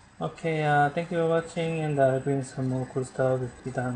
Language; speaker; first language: English; non-native, learner; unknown